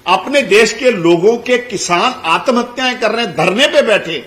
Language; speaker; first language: Hindi; non-native, local second language; Punjabi